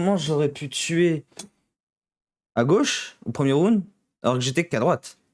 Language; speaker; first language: French; native; French